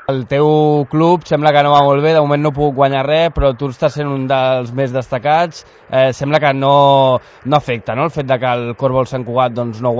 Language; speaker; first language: Catalan; native; Catalan